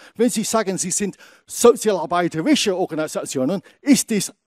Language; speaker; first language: German; non-native, fluent; English